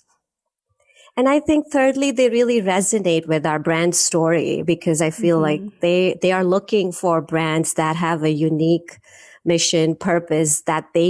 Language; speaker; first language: English; non-native, local second language; Hindi